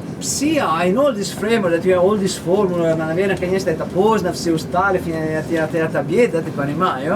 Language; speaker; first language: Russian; non-native, fluent; Italian